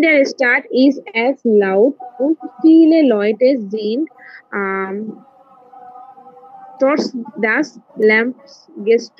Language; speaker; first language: German; non-native, learner; Bangla